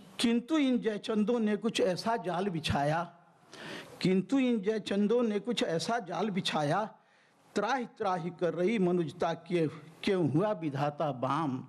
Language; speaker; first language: Hindi; native; Hindi